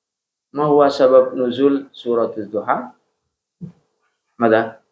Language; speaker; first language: Arabic; non-native, fluent; Indonesian